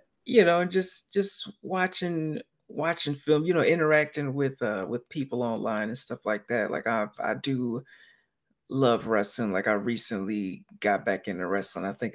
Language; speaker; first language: English; native; English